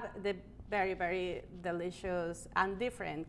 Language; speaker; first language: English; non-native, learner; Spanish